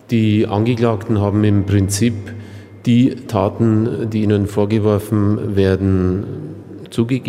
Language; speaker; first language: German; native; German